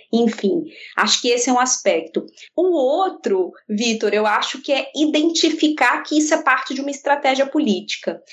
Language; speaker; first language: Portuguese; native; Portuguese